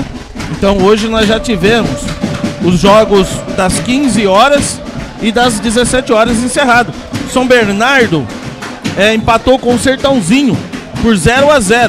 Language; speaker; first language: Portuguese; native; Portuguese